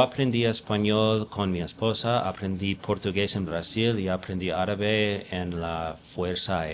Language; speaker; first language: Spanish; non-native, fluent; English